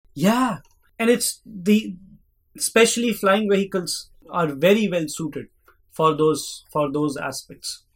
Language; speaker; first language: English; non-native, local second language; Hindi